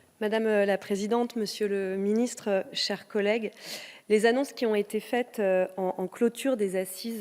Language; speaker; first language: French; native; French